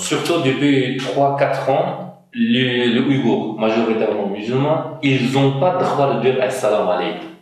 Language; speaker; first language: French; non-native, fluent; Uyghur